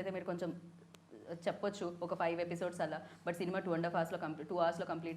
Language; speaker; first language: Telugu; native; Telugu